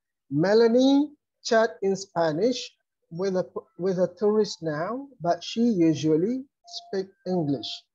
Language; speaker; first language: English; non-native, local second language; Malay